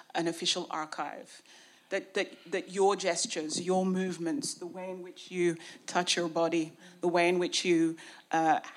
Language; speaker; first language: English; native; English